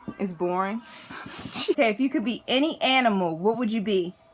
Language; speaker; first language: English; native; English